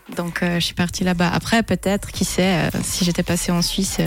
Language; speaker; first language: French; native; French